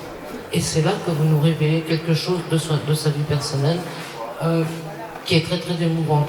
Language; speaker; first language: French; native; French